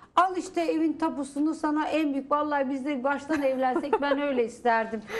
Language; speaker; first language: Turkish; native; Turkish